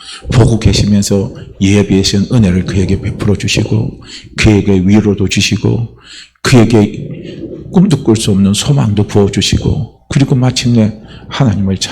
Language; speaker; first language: Korean; native; Korean